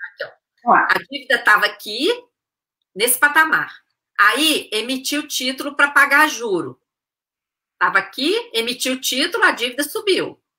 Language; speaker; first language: Portuguese; native; Portuguese